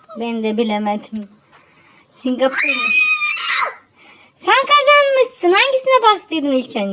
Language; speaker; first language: Turkish; native; Turkish